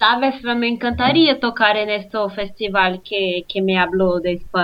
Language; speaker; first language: Spanish; non-native, fluent; Portuguese